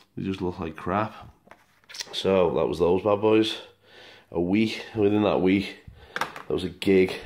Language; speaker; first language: English; native; English